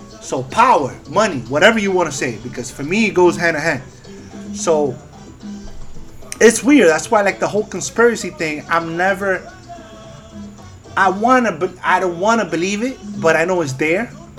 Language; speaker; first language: English; early bilingual, other home language; Spanish